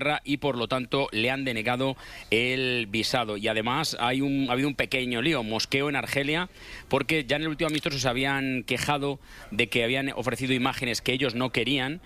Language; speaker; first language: Spanish; native; Spanish